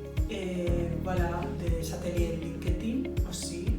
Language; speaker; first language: French; non-native, fluent; Spanish